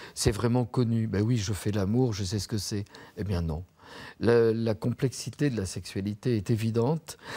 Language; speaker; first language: French; native; French